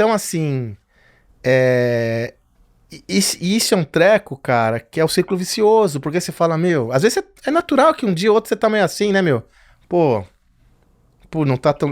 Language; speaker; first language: Portuguese; native; Portuguese